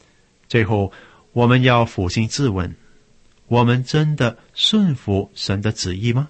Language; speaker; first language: Chinese; native; Chinese